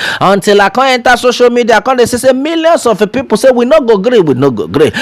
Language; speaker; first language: Nigerian Pidgin; non-native, local second language; Yoruba